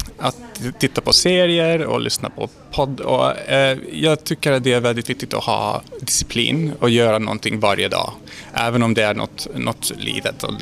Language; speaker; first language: Swedish; non-native, fluent; Hungarian